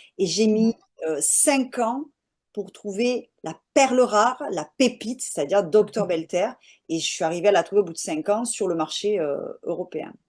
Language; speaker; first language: French; native; French